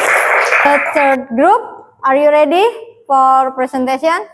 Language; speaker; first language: English; non-native, learner; Indonesian